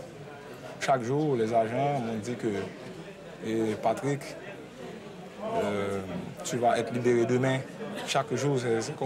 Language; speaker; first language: French; non-native, local second language; Haitian Creole